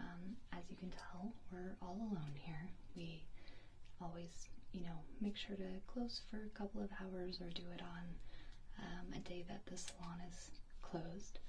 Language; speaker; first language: English; native; English